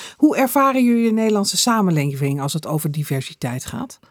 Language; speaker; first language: Dutch; native; Dutch